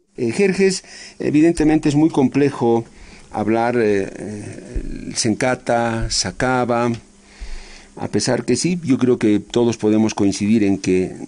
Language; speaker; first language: Spanish; native; Spanish